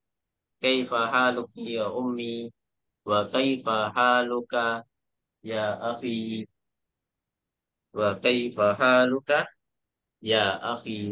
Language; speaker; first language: Arabic; non-native, fluent; Indonesian